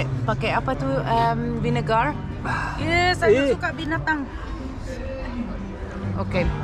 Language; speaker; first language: Indonesian; early bilingual, heritage; Indonesian